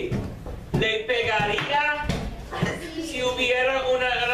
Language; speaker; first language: Spanish; non-native, fluent; English